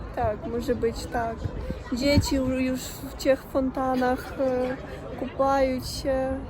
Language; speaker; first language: Polish; non-native, learner; Russian